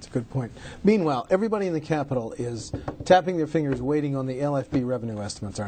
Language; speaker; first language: English; native; English